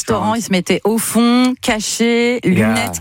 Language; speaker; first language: French; native; French